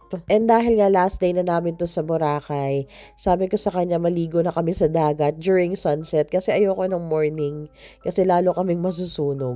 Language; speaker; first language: Filipino; native; Filipino